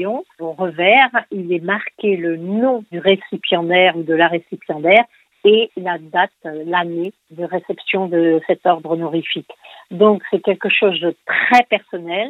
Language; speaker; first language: French; non-native, local second language; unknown